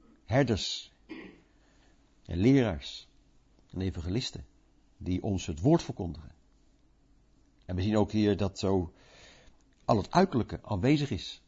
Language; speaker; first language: Dutch; native; Dutch